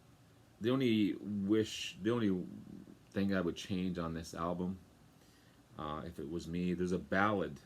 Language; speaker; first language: English; native; English